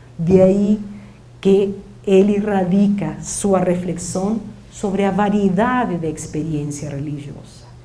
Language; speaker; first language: Portuguese; non-native, fluent; Spanish